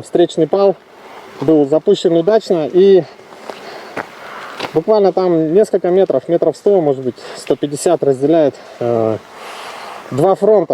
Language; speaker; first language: Russian; native; Russian